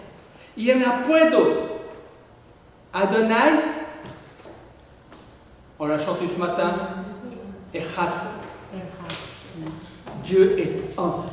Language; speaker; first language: French; native; French